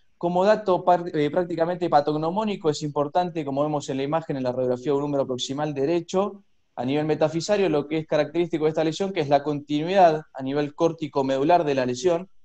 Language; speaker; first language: Spanish; native; Spanish